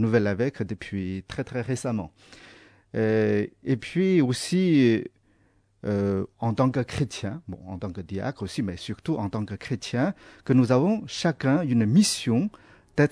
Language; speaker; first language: French; non-native, fluent; Chinese